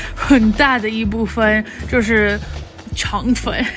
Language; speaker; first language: Chinese; non-native, fluent; English